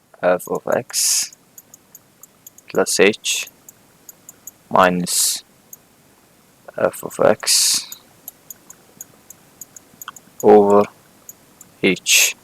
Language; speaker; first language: English; non-native, fluent; Arabic